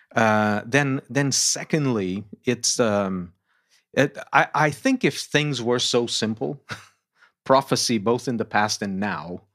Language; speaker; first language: English; non-native, fluent; Portuguese